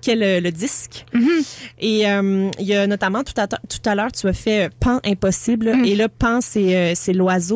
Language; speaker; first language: French; native; French